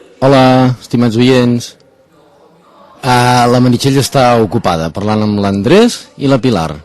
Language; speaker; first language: Catalan; native; Catalan